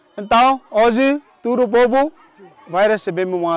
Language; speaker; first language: Portuguese; non-native, learner; Vietnamese